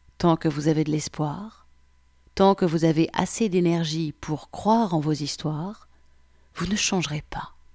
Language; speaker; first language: French; native; French